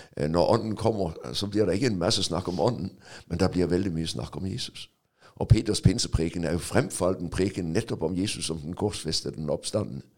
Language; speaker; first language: Norwegian; non-native, fluent; Danish